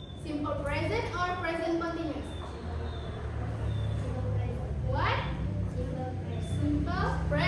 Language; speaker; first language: English; non-native, learner; Indonesian